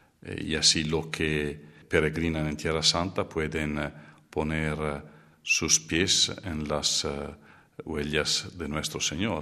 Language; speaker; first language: Spanish; non-native, fluent; Italian